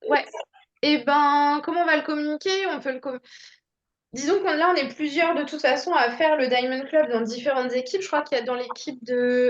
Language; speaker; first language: French; native; French